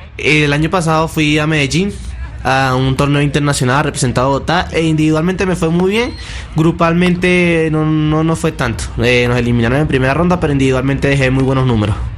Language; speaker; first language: Spanish; native; Spanish